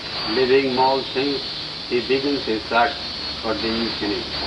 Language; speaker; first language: English; non-native, local second language; Bangla